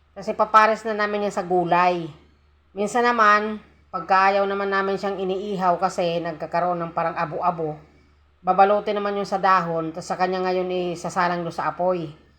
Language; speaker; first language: Filipino; native; Filipino